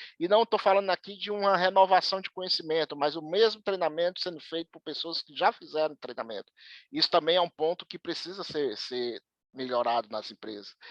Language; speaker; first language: Portuguese; native; Portuguese